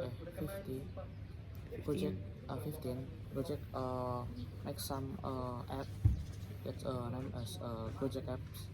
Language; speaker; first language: English; non-native, learner; Indonesian